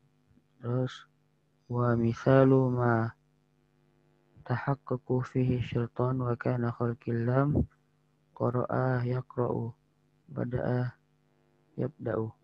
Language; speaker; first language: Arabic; non-native, learner; Indonesian